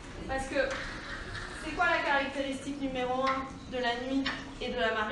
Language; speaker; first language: French; native; French